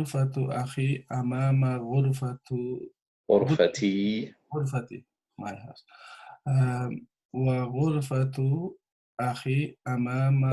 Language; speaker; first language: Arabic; non-native, learner; English